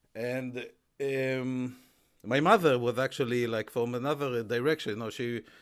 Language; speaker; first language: English; non-native, fluent; Hebrew